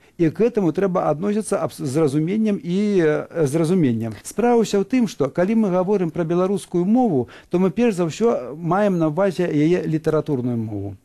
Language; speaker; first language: Belarusian; native; Belarusian